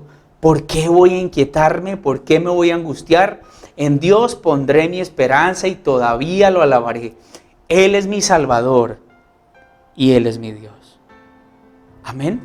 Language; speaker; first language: Spanish; native; Spanish